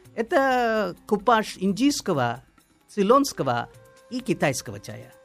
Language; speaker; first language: Russian; non-native, fluent; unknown